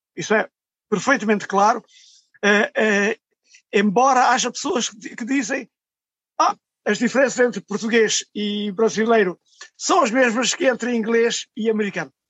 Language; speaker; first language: Portuguese; native; Portuguese